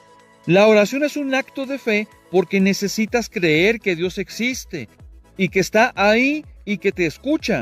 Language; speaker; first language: Spanish; native; Spanish